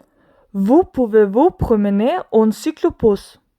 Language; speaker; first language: French; non-native, learner; Swedish